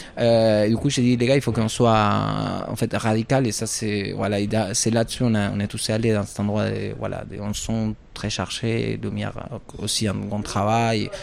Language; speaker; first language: French; non-native, fluent; Spanish